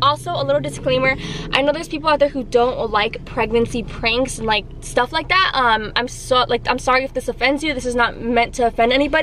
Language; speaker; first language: English; early bilingual, other home language; Spanish